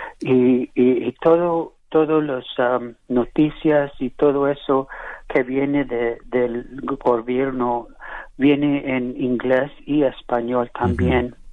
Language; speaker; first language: Spanish; early bilingual, heritage; English